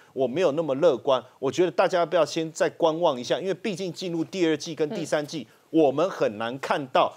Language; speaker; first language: Chinese; native; Chinese